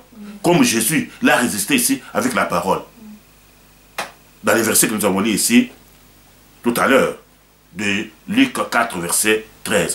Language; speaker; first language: French; non-native, local second language; Lingala